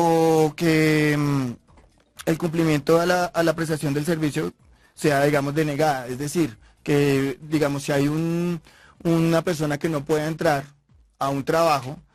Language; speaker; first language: Spanish; native; Spanish